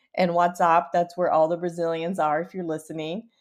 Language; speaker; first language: English; early bilingual, other home language; Portuguese